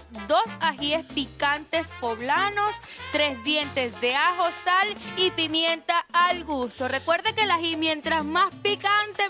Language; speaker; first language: Spanish; native; Spanish